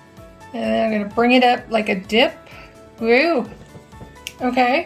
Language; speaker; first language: English; native; English